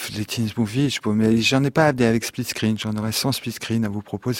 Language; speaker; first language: French; native; French